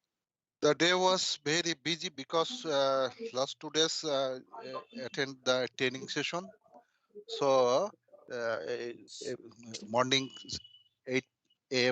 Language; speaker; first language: English; non-native, learner; Bangla